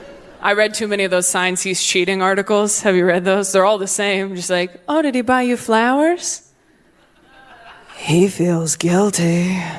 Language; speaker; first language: English; native; English